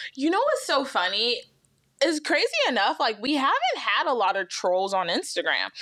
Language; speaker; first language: English; early bilingual, other home language; Akan